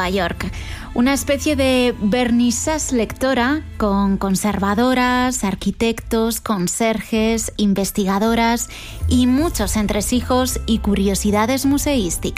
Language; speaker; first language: Spanish; native; Spanish